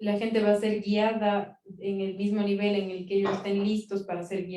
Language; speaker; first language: Spanish; native; Spanish